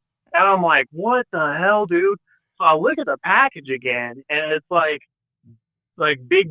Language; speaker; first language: English; native; English